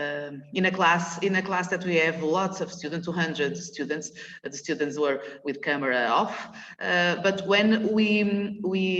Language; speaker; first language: English; non-native, learner; Portuguese